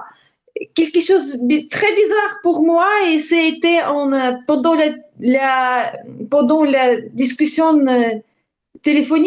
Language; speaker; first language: French; non-native, learner; Ukrainian